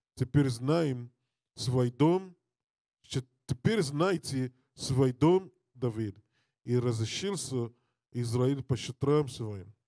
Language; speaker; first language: Russian; non-native, learner; English